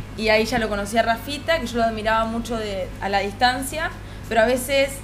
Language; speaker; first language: Spanish; native; Spanish